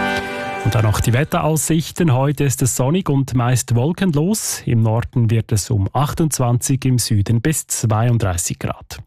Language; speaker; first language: German; native; German